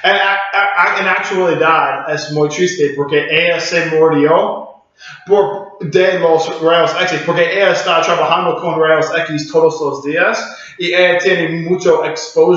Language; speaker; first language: Spanish; non-native, learner; English